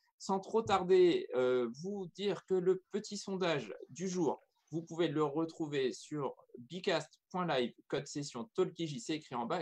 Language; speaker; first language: French; native; French